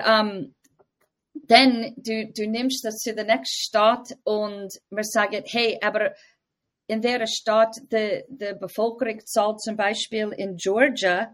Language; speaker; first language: German; non-native, fluent; English